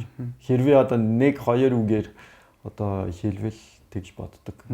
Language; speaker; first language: Mongolian; non-native, fluent; French